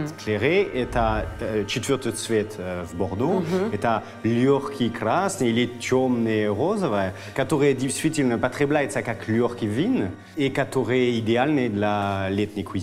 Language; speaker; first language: Russian; non-native, fluent; French